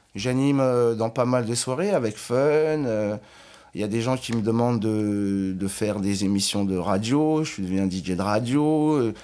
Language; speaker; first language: French; native; French